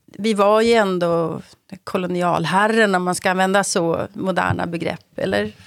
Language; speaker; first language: Swedish; native; Swedish